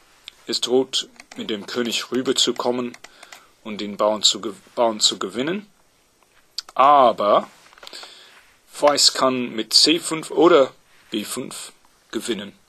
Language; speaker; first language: German; non-native, fluent; English